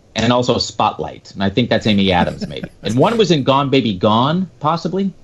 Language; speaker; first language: English; native; English